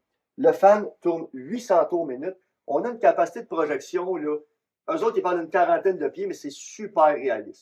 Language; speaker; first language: French; native; French